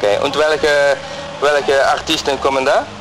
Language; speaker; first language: German; non-native, learner; Dutch